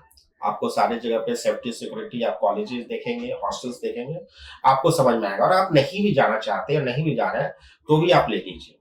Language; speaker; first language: Hindi; native; Hindi